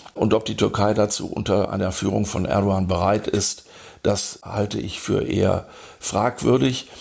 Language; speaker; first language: German; native; German